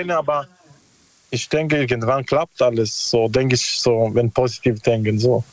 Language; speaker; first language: German; non-native, learner; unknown